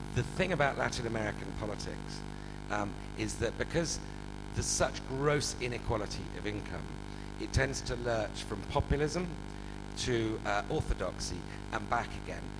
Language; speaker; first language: English; native; English